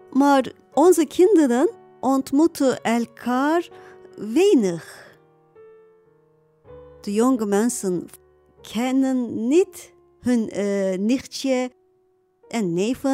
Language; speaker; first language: Dutch; non-native, learner; Turkish